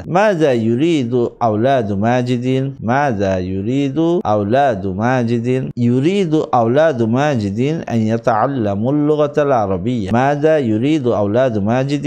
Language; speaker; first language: Arabic; non-native, fluent; Bangla